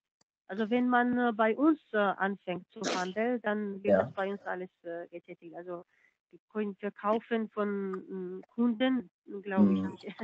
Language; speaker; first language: German; non-native, fluent; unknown